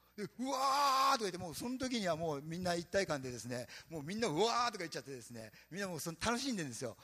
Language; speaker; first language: Japanese; native; Japanese